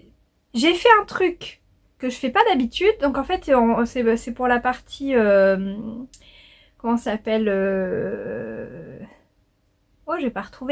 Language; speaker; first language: French; native; French